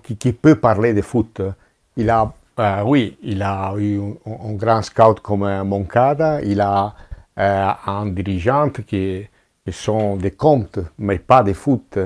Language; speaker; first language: French; non-native, fluent; Italian